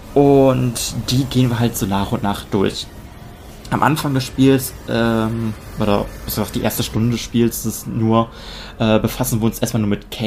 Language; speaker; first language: German; native; German